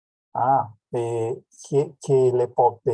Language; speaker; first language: French; non-native, learner; Portuguese